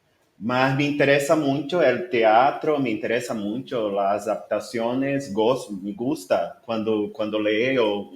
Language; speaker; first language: Spanish; non-native, learner; Portuguese